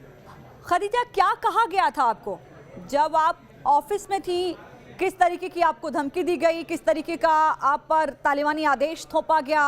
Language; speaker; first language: Hindi; native; Hindi